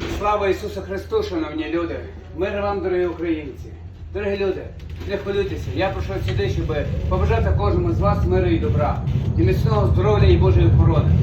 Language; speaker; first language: Ukrainian; native; Ukrainian